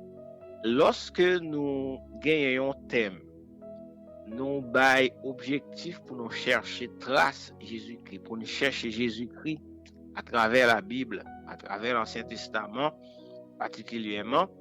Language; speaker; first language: French; non-native, local second language; Haitian Creole